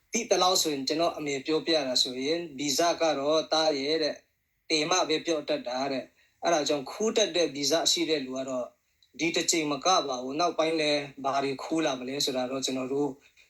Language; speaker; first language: Burmese; non-native, local second language; Hakha Chin